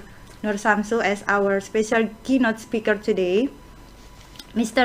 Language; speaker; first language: English; non-native, fluent; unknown